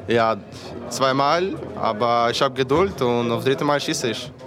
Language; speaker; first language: Dutch; non-native, learner; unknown